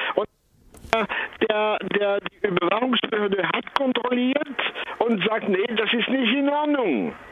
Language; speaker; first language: German; non-native, fluent; French